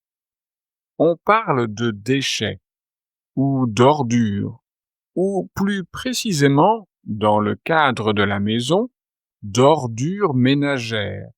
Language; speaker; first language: French; native; French